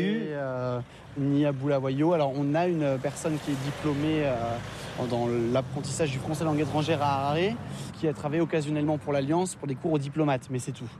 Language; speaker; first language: French; native; French